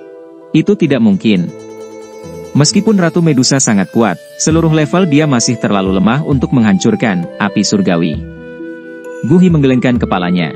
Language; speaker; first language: Indonesian; native; Indonesian